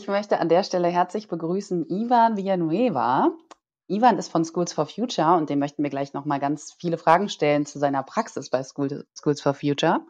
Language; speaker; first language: German; native; German